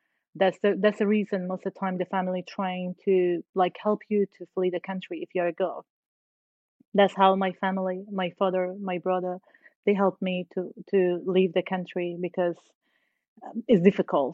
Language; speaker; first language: English; non-native, fluent; Persian